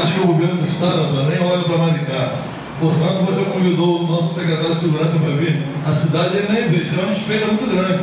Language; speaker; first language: Portuguese; native; Portuguese